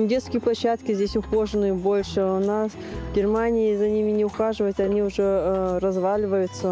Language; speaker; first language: Russian; non-native, learner; German